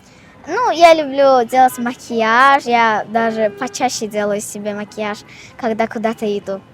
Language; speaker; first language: Russian; non-native, local second language; Azerbaijani